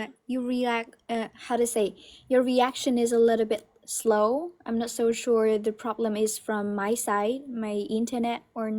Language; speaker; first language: English; non-native, fluent; Vietnamese